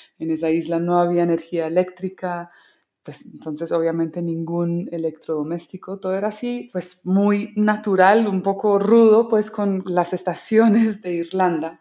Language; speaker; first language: Spanish; early bilingual, other home language; English